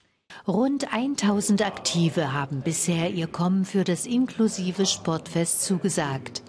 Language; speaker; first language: German; native; German